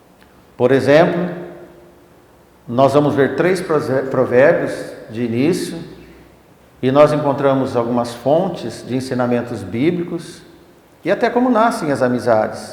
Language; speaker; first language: Portuguese; native; Portuguese